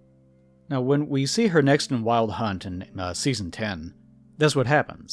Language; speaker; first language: English; native; English